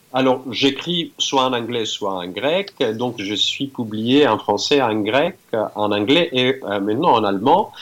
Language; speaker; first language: French; non-native, fluent; Greek